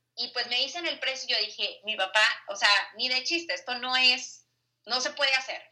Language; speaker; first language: Spanish; native; Spanish